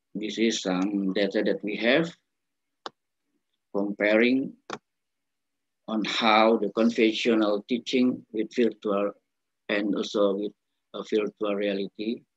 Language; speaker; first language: English; non-native, learner; Indonesian